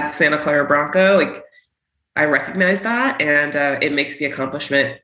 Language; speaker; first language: English; native; English